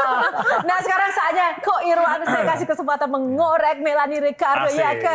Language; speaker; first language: Indonesian; native; Indonesian